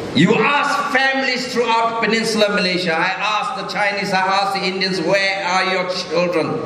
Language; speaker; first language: English; non-native, local second language; Chinese